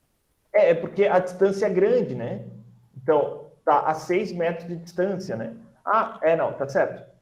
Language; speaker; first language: Portuguese; native; Portuguese